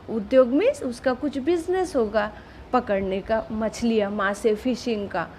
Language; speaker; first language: Hindi; non-native, local second language; Marathi